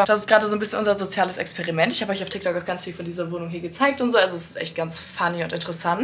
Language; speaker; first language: German; native; German